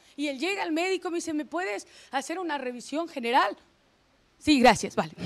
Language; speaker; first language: Spanish; native; Spanish